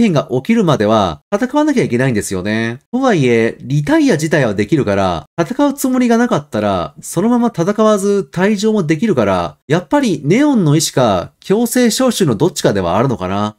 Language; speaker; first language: Japanese; native; Japanese